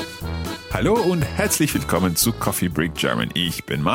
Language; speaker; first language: German; non-native, fluent; English